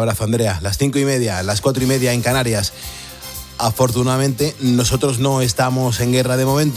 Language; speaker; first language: Spanish; native; Spanish